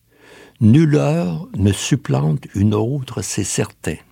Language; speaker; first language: French; native; French